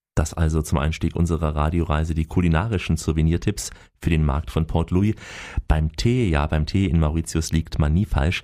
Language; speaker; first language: German; native; German